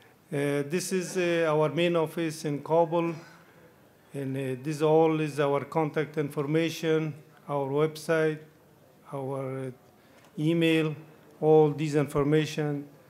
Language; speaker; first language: English; non-native, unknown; Persian